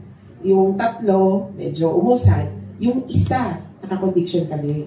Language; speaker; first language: Filipino; native; Filipino